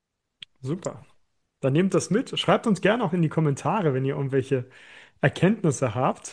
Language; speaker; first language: German; native; German